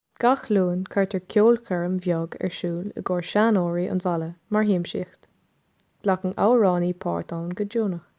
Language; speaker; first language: Irish; non-native, local second language; English